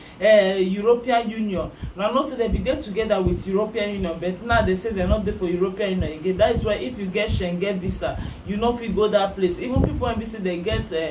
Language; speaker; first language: Nigerian Pidgin; native; Nigerian Pidgin